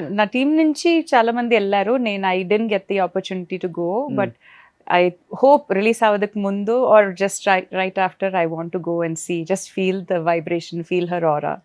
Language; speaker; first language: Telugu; non-native, fluent; Malayalam